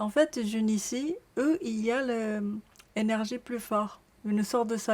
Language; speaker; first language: French; non-native, learner; Japanese